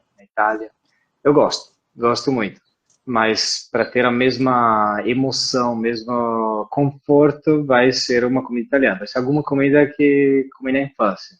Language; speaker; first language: Portuguese; non-native, fluent; Italian